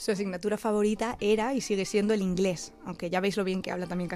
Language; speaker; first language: Spanish; native; Spanish